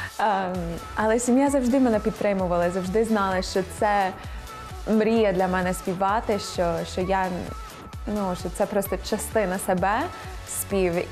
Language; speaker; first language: Ukrainian; non-native, fluent; English